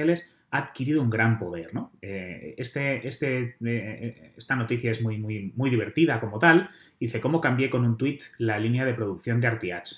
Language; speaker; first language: Spanish; native; Spanish